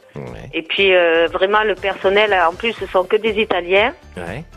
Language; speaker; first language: French; native; French